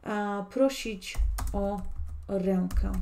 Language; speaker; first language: Polish; non-native, fluent; Spanish